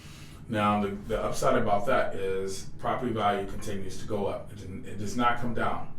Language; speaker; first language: English; native; English